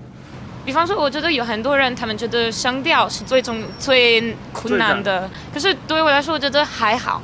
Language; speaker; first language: Chinese; non-native, fluent; French